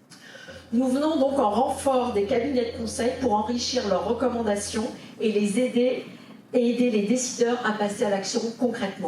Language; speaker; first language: French; native; French